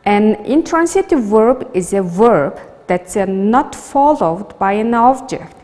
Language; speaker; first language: English; non-native, learner; Mongolian